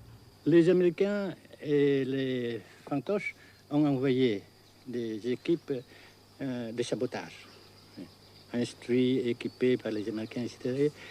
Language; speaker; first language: French; non-native, fluent; Vietnamese